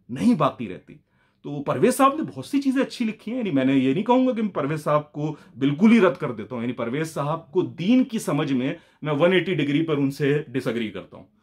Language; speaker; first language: Urdu; native; Urdu